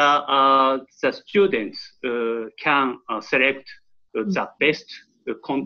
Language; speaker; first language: English; non-native, learner; Japanese